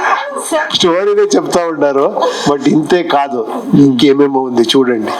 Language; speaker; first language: Telugu; non-native, local second language; Kannada